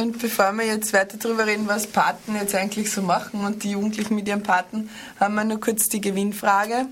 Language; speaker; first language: German; native; German